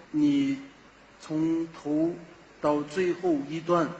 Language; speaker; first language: Chinese; non-native, local second language; Uyghur